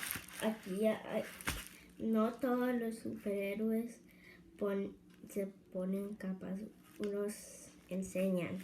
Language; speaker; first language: Spanish; early bilingual, heritage; Spanish